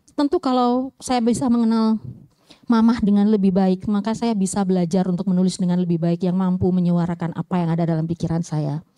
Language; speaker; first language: Indonesian; native; Indonesian